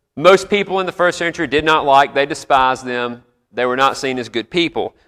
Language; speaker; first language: English; native; English